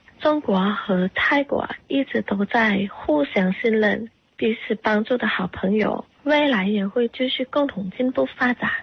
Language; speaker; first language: Chinese; non-native, fluent; Thai